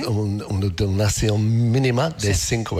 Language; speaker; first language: Spanish; non-native, learner; English